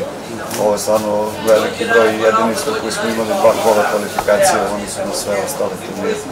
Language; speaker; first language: Serbian; native; Serbian